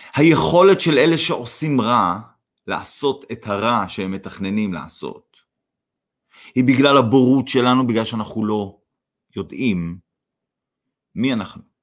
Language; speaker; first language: Hebrew; non-native, fluent; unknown